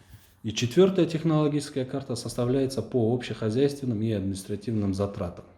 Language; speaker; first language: Russian; non-native, local second language; Kyrgyz